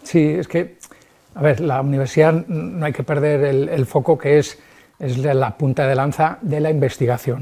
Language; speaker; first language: Spanish; native; Spanish